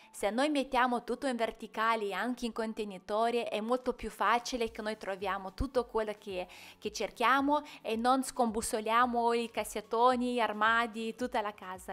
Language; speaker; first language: Italian; non-native, fluent; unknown